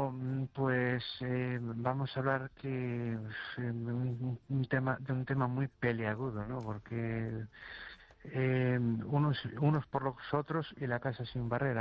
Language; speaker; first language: Spanish; native; Spanish